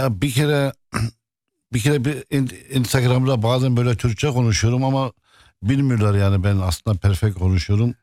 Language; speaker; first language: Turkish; early bilingual, heritage; Arabic